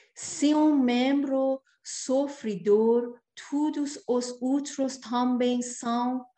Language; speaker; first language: Portuguese; non-native, learner; Persian